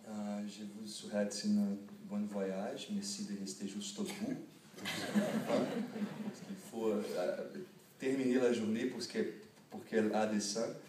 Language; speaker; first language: French; non-native, fluent; Portuguese